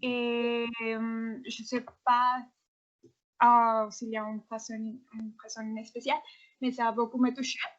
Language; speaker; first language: French; non-native, fluent; Spanish